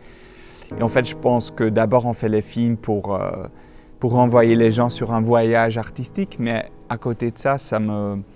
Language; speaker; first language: French; non-native, local second language; Dutch